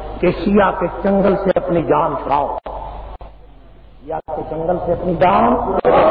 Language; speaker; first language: Urdu; non-native, local second language; Punjabi